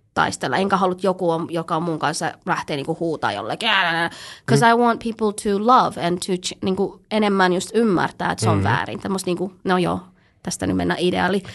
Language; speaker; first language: Finnish; early bilingual, other home language; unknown